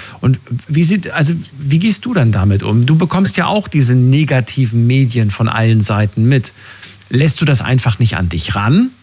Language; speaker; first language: German; native; German